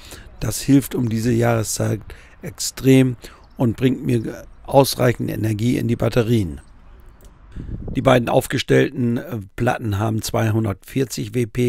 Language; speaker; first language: German; native; German